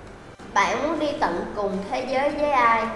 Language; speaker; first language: Vietnamese; native; Vietnamese